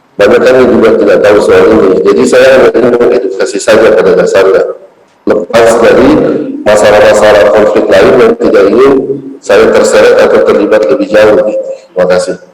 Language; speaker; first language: Indonesian; native; Indonesian